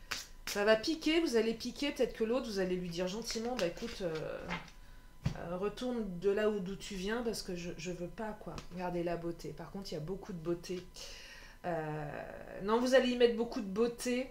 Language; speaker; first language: French; native; French